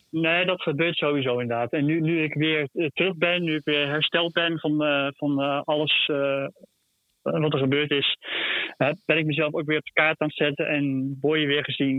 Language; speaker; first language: Dutch; native; Dutch